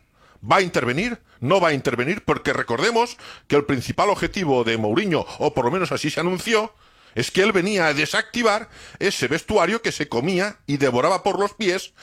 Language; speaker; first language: Spanish; native; Spanish